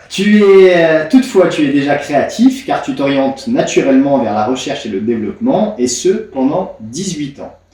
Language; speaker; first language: French; native; French